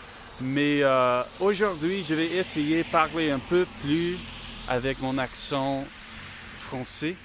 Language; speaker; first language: French; non-native, learner; English